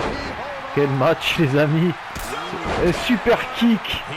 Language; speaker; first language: French; native; French